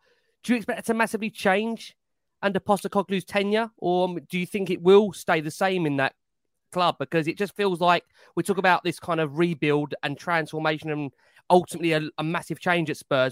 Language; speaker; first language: English; native; English